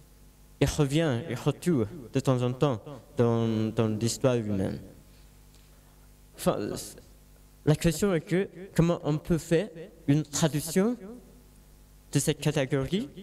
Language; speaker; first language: French; non-native, learner; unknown